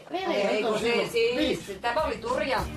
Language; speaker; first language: Finnish; native; Finnish